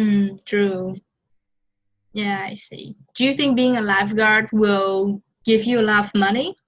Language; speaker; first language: English; non-native, fluent; Vietnamese